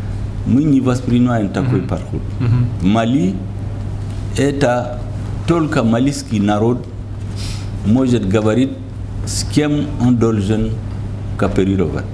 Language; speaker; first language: Russian; non-native, learner; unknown